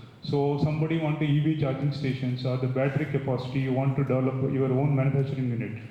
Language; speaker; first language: English; non-native, local second language; Telugu